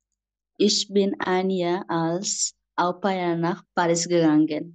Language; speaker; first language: German; non-native, learner; Bangla